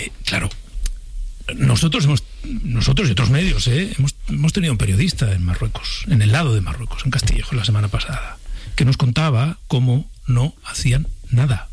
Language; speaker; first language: Spanish; native; Spanish